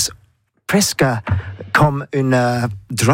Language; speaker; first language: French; non-native, learner; English